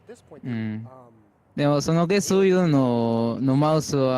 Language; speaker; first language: Japanese; non-native, learner; Spanish